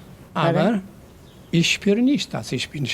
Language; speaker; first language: German; non-native, learner; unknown